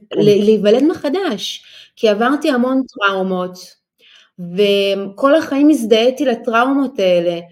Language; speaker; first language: Hebrew; early bilingual, other home language; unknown